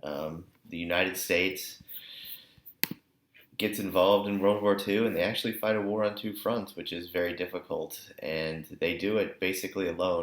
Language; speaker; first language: English; native; English